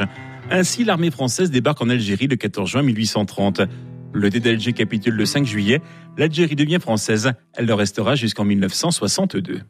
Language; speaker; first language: French; native; French